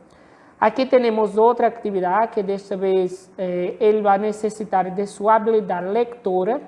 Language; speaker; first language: Spanish; non-native, fluent; Portuguese